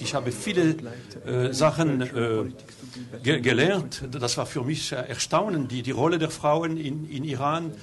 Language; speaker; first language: German; non-native, local second language; French